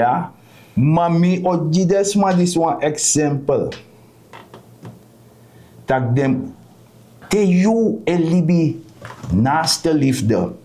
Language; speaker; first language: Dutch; non-native, local second language; Sranan Tongo